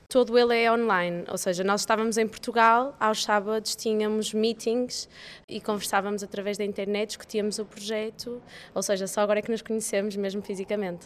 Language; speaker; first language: Portuguese; native; Portuguese